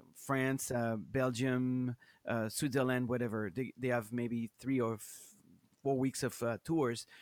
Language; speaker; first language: English; non-native, fluent; French